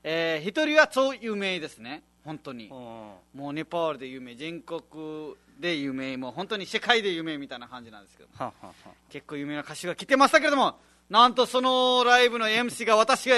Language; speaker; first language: Japanese; non-native, fluent; Nepali